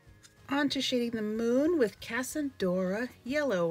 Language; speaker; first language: English; native; English